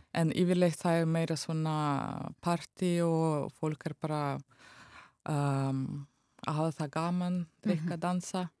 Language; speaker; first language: Icelandic; non-native, fluent; Russian